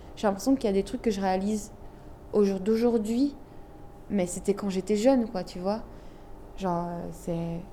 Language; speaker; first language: French; early bilingual, other home language; Arabic